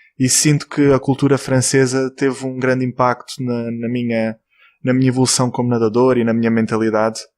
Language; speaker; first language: Portuguese; native; Portuguese